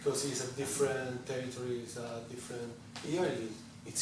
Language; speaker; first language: English; non-native, learner; Italian